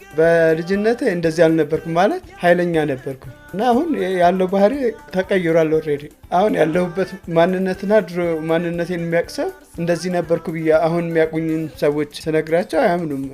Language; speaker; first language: Amharic; native; Amharic